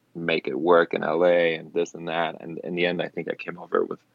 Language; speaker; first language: English; non-native, fluent; German